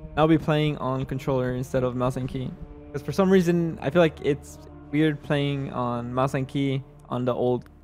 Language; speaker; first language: English; early bilingual, other home language; Spanish